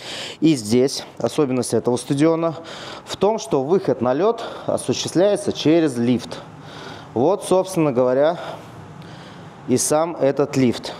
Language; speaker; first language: Russian; native; Russian